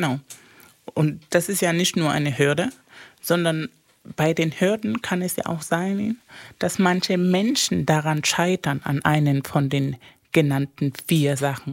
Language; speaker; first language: German; non-native, fluent; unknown